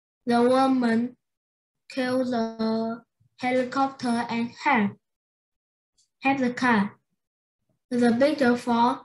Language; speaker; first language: English; non-native, learner; Vietnamese